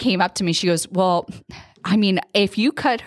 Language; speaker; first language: English; native; English